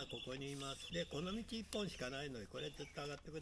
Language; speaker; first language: Japanese; native; Japanese